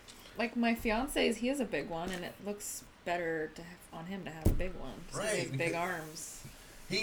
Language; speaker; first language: English; native; English